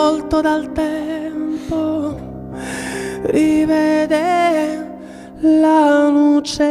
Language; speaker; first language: Italian; native; Italian